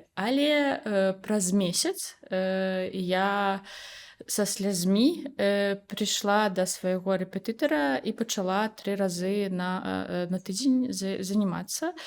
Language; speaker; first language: Belarusian; native; Belarusian